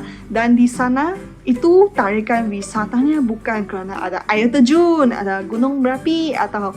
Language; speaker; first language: Indonesian; non-native, fluent; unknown